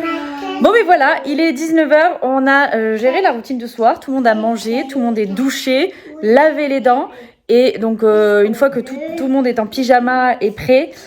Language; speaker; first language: French; native; French